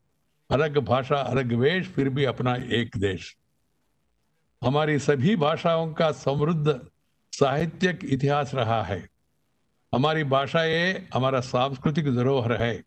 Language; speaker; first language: Hindi; non-native, local second language; Telugu